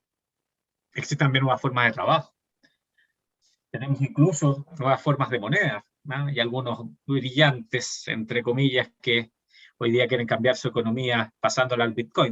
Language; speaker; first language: Spanish; native; Spanish